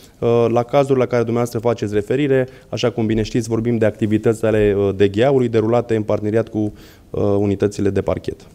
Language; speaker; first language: Romanian; native; Romanian